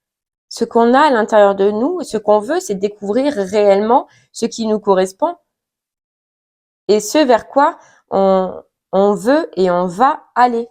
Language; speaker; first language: French; native; French